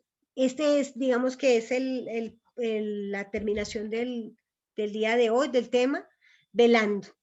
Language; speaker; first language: Spanish; native; Spanish